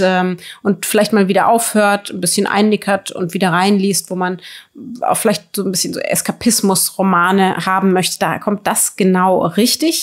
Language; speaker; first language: German; native; German